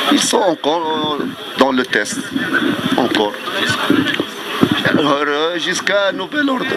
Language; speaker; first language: French; non-native, fluent; Arabic